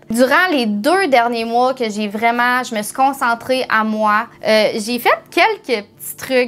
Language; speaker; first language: French; native; French